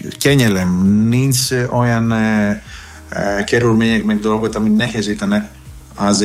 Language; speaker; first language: Hungarian; non-native, learner; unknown